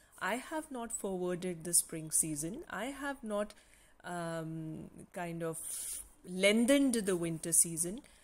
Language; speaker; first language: English; non-native, local second language; Punjabi